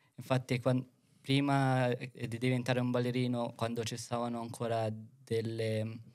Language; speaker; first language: Italian; early bilingual, other home language; Filipino